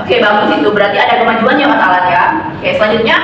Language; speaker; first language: Indonesian; native; Indonesian